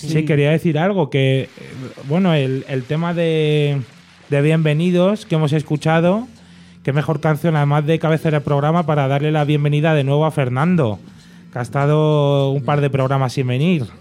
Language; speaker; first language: Spanish; native; Spanish